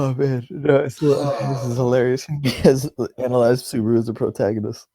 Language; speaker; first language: English; native; English